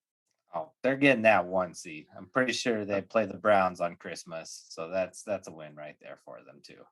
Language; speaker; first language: English; native; English